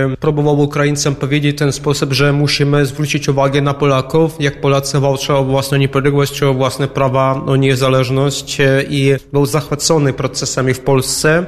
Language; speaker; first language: Polish; non-native, fluent; Ukrainian